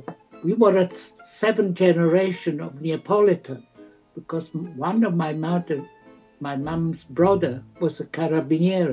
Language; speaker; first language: English; native; English